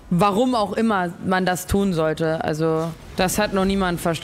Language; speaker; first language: German; native; German